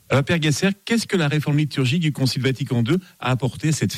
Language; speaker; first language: French; native; French